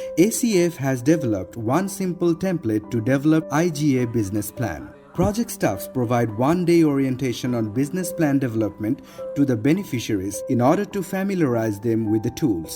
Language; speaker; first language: English; non-native, local second language; Bangla